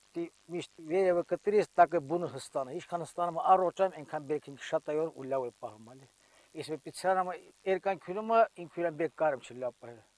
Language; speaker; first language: Armenian; native; Armenian